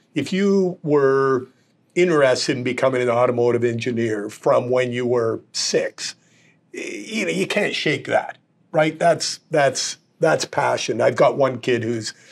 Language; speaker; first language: English; native; English